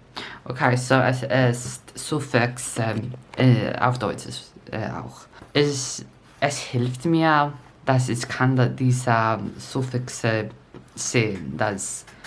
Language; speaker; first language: German; non-native, learner; English